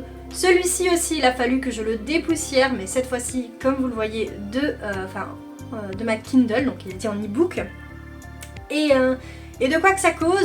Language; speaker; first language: French; native; French